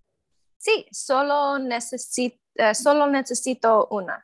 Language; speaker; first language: Spanish; non-native, learner; English